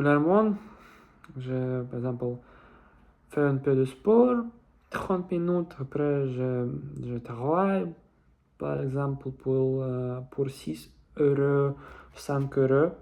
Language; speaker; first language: French; non-native, learner; Russian